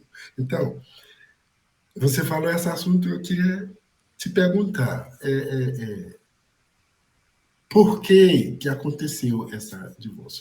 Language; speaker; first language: Portuguese; non-native, fluent; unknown